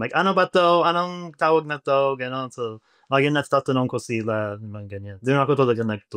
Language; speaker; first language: Filipino; non-native, fluent; English